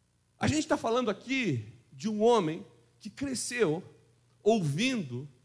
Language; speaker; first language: Portuguese; native; Portuguese